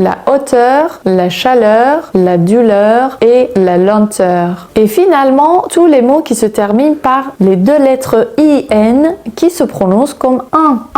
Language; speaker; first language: French; non-native, fluent; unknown